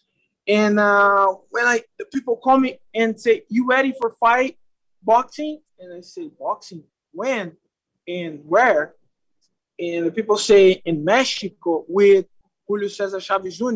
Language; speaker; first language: English; non-native, learner; Portuguese